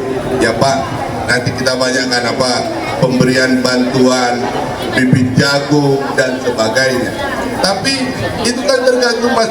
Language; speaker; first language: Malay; non-native, local second language; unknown